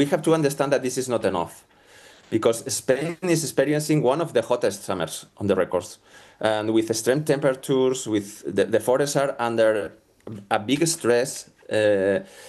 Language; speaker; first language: English; non-native, fluent; Spanish